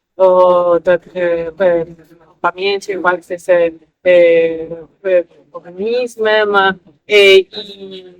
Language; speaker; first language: Polish; non-native, fluent; Spanish